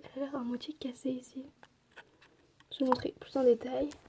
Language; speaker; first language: French; native; French